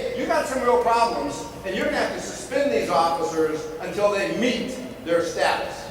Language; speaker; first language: English; native; English